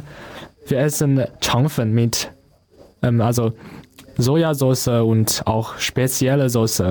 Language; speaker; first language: German; non-native, learner; Chinese